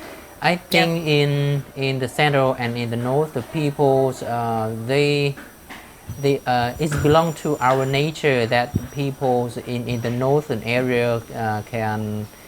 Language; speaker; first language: English; non-native, fluent; Vietnamese